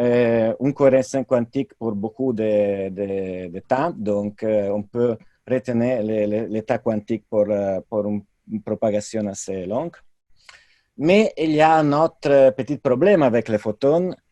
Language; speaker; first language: French; non-native, fluent; Italian